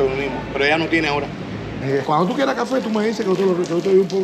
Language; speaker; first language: Spanish; native; Spanish